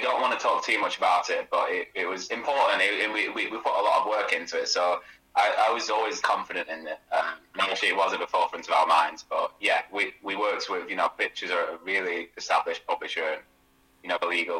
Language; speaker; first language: English; native; English